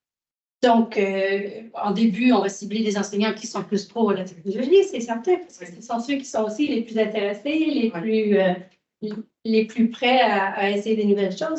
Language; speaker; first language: French; native; French